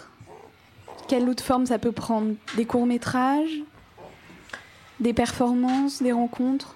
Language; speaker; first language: French; native; French